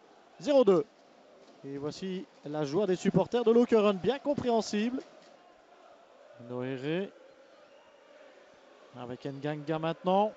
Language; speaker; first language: French; native; French